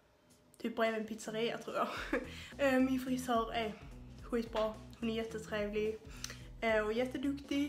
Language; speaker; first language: Swedish; native; Swedish